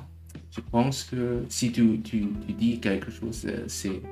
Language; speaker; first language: French; non-native, learner; German